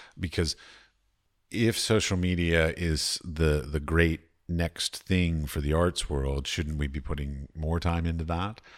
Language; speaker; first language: English; native; English